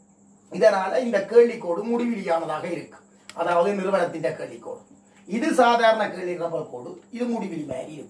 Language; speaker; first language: Tamil; native; Tamil